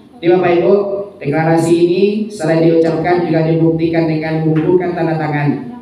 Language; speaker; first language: Indonesian; non-native, local second language; Minangkabau